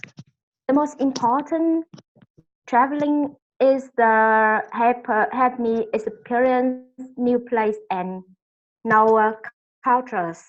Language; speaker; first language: English; non-native, learner; Vietnamese